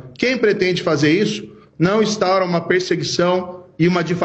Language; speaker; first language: Portuguese; native; Portuguese